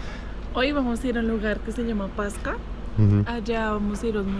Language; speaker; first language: Spanish; native; Spanish